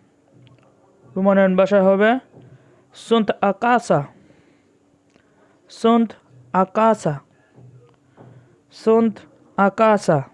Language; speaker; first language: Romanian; non-native, fluent; Bangla